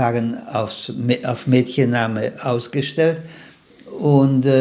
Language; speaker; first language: German; non-native, fluent; Slovak